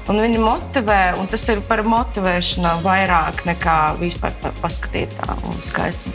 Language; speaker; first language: Latvian; non-native, local second language; Russian